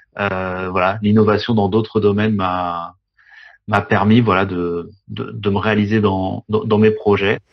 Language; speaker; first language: French; native; French